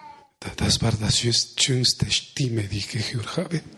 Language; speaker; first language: German; non-native, fluent; Spanish